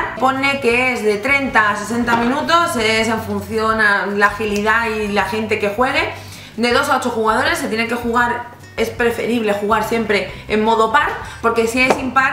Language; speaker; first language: Spanish; native; Spanish